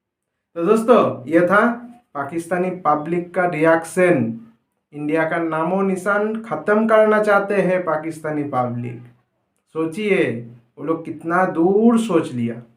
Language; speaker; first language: Hindi; non-native, local second language; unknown